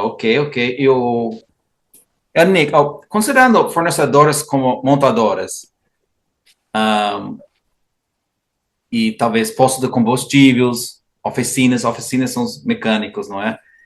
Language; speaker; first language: Portuguese; non-native, fluent; English